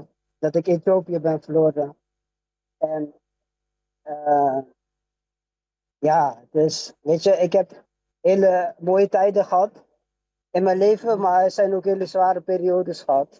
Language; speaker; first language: Dutch; early bilingual, other home language; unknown